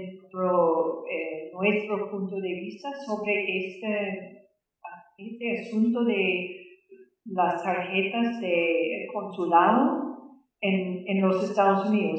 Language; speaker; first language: Spanish; non-native, fluent; English